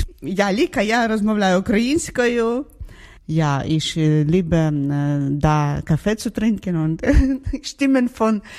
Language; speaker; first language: German; non-native, learner; Persian